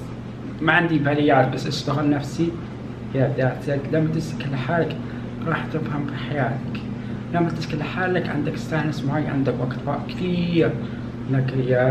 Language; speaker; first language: Arabic; non-native, learner; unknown